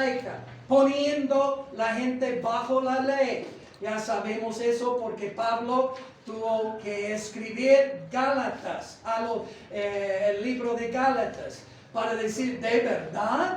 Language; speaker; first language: Spanish; non-native, fluent; English